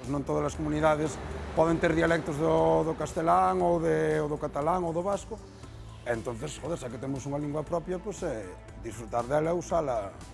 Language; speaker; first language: Galician; native; Galician